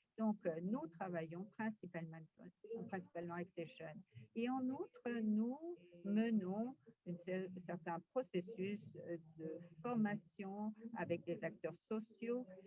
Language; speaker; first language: French; non-native, fluent; Spanish